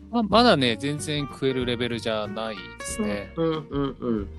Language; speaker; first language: Japanese; native; Japanese